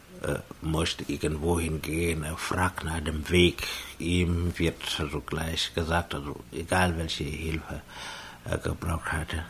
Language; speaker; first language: German; non-native, fluent; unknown